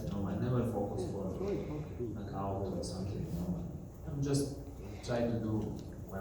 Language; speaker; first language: English; non-native, learner; Russian